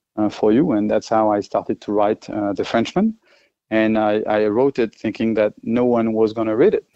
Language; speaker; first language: English; non-native, fluent; French